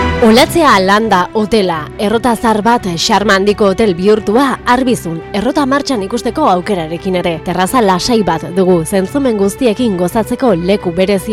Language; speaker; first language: Basque; native; Basque